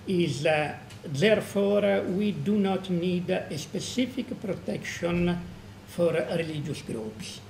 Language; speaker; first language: English; non-native, fluent; Italian